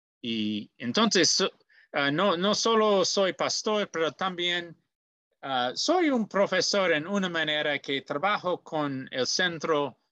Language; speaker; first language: Spanish; non-native, learner; English